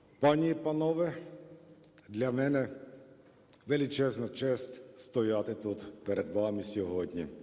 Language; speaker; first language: Ukrainian; non-native, fluent; Finnish